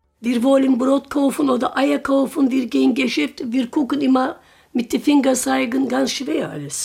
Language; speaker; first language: German; non-native, learner; Turkish